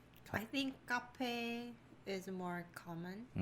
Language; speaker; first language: English; non-native, learner; Korean